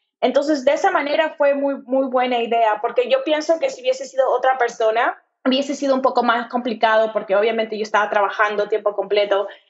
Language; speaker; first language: Spanish; native; Spanish